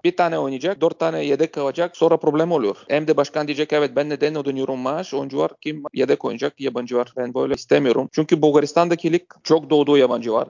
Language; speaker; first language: Turkish; non-native, learner; Bulgarian